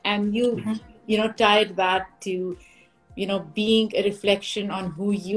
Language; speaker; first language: English; non-native, local second language; Urdu